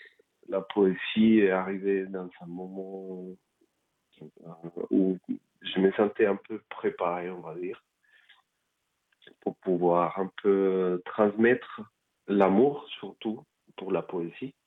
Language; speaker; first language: French; non-native, fluent; Spanish